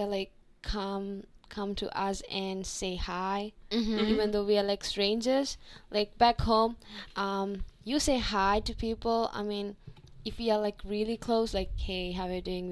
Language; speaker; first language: English; non-native, local second language; Sinhala